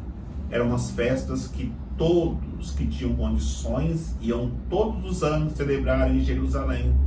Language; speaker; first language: Portuguese; native; Portuguese